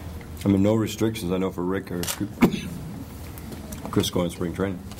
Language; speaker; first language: English; native; English